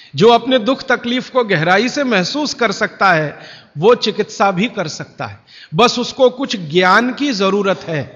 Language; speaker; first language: Hindi; native; Hindi